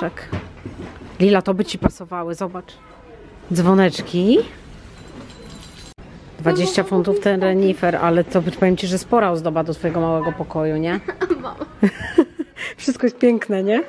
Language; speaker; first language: Polish; native; Polish